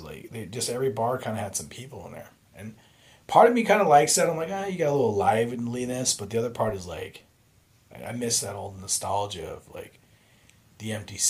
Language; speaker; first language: English; native; English